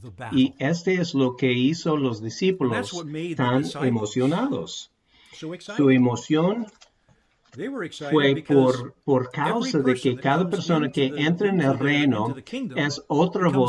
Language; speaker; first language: Spanish; non-native, fluent; English